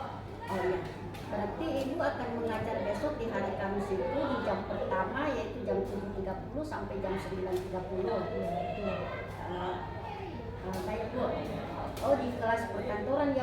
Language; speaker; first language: Indonesian; native; Indonesian